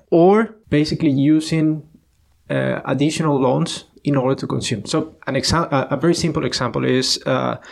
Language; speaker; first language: English; non-native, fluent; Spanish